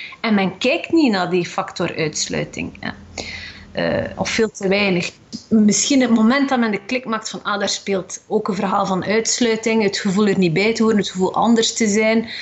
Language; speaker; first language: Dutch; early bilingual, other home language; Arabic